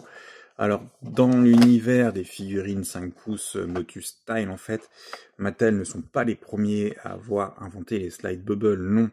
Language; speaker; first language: French; native; French